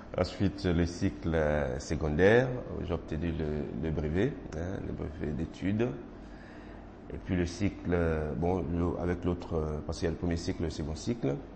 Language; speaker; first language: French; non-native, local second language; Baoulé